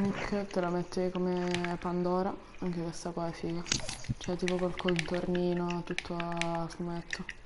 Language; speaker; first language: Italian; native; Italian